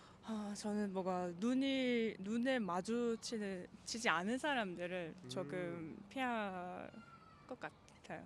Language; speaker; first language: Korean; non-native, fluent; Georgian